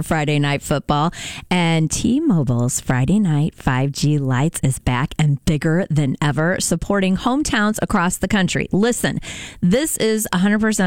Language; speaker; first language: English; native; English